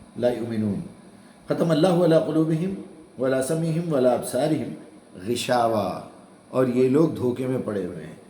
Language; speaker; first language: Urdu; native; Urdu